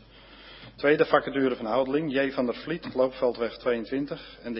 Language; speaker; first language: Dutch; native; Dutch